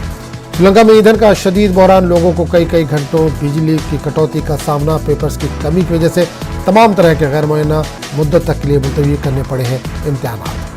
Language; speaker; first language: Hindi; native; Hindi